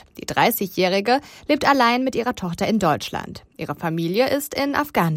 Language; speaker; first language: German; native; German